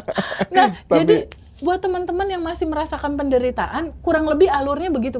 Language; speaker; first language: Indonesian; native; Indonesian